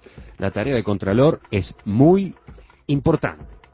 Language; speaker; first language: Spanish; native; Spanish